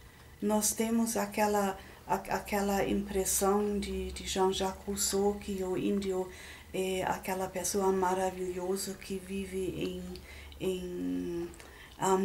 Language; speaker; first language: Portuguese; non-native, fluent; German